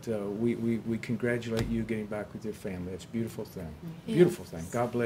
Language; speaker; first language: English; native; English